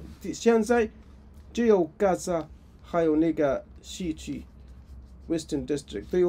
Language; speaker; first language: Chinese; non-native, fluent; Arabic